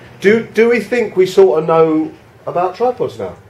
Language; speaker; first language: English; native; English